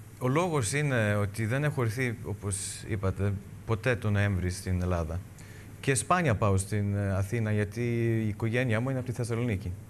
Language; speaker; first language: Greek; early bilingual, heritage; Greek